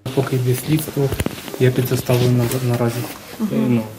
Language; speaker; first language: Ukrainian; native; Ukrainian